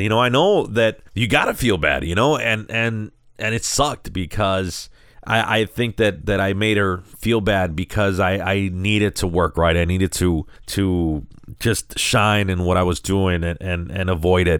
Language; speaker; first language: English; early bilingual, other home language; Spanish